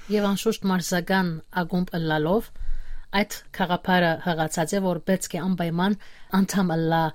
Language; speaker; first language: Armenian; native; Armenian